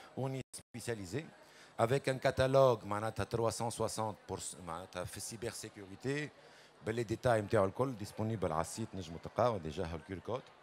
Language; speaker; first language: French; non-native, local second language; Arabic